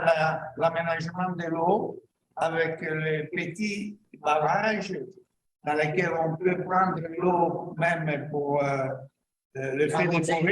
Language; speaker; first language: French; non-native, learner; Italian